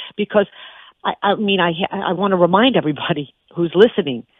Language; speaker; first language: English; native; English